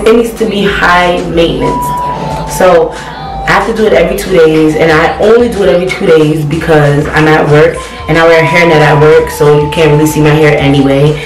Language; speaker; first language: English; native; English